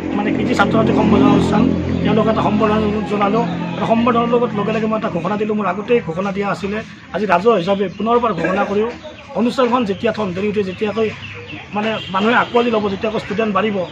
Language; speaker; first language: Assamese; native; Assamese